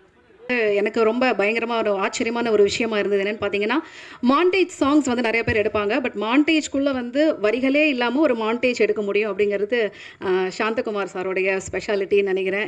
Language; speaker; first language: Tamil; native; Tamil